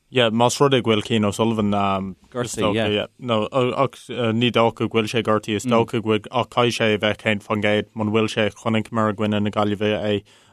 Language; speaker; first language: Irish; native; Irish